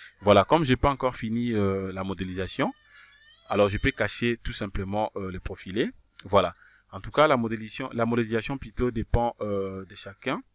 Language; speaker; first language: French; non-native, local second language; Kongo